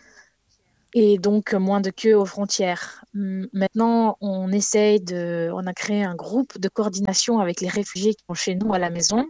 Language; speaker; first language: French; non-native, fluent; Ukrainian